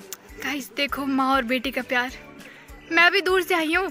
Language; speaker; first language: Hindi; native; Hindi